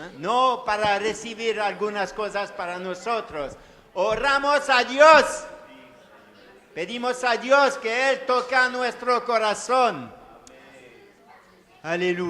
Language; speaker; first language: Spanish; non-native, learner; French